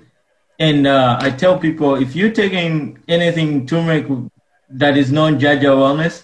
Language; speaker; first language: English; non-native, local second language; Ganda